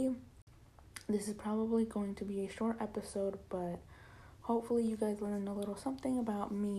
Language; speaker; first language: English; early bilingual, other home language; Spanish